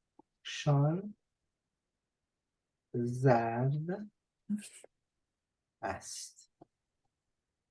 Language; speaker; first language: Persian; non-native, fluent; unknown